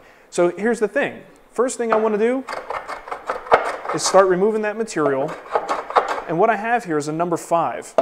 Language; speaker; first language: English; native; English